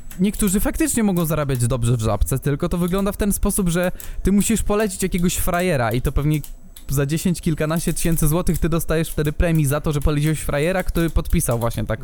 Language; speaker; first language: Polish; native; Polish